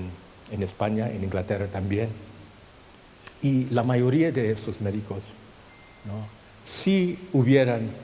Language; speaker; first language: Spanish; non-native, fluent; Thai